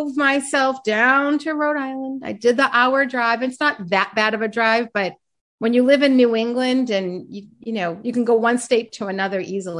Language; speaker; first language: English; native; English